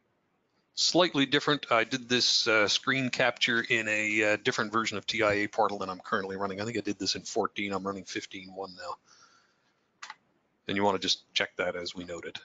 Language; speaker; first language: English; native; English